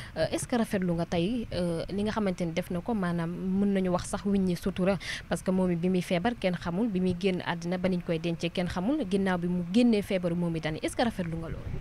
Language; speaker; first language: Wolof; native; Wolof